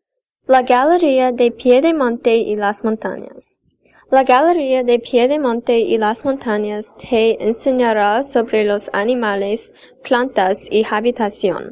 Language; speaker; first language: Spanish; non-native, learner; English